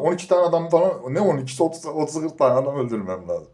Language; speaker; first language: Turkish; native; Turkish